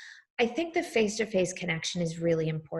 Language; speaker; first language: English; native; English